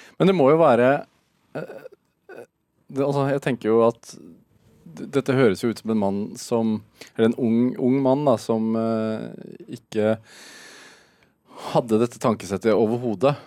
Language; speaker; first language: Norwegian; native; Norwegian